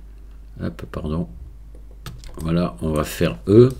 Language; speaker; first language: French; native; French